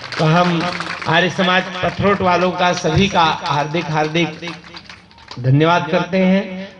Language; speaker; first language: Hindi; native; Hindi